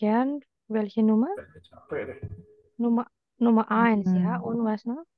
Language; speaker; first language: German; non-native, fluent; Indonesian